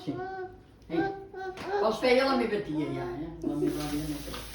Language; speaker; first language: Catalan; native; Catalan